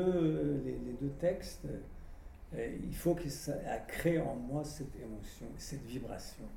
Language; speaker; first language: French; non-native, fluent; Persian